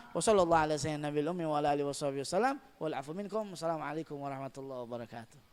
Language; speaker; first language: Indonesian; native; Indonesian